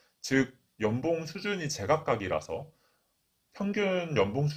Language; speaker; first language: Korean; native; Korean